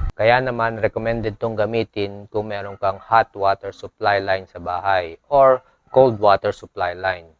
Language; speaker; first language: Filipino; native; Filipino